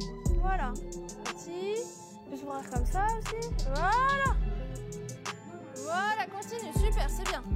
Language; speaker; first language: French; native; French